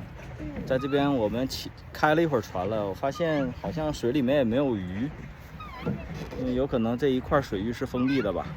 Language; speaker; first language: Chinese; native; Chinese